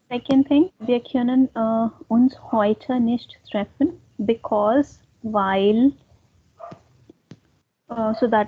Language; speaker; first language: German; non-native, fluent; Hindi